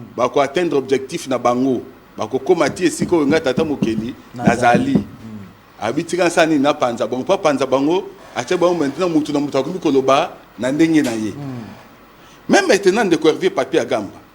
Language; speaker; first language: Lingala; non-native, local second language; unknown